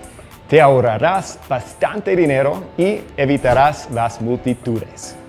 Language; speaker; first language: Spanish; non-native, fluent; English